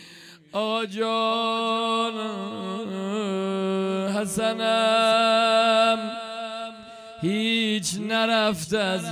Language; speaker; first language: Persian; native; Persian